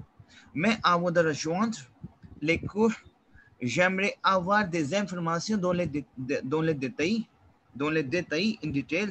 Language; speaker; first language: French; non-native, fluent; Hindi